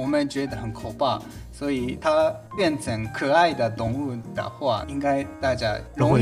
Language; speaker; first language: Chinese; non-native, learner; Japanese